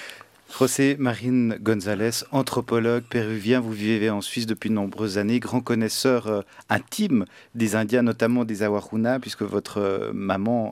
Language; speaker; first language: French; native; French